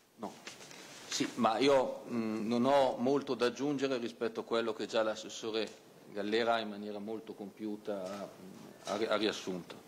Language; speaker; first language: Italian; native; Italian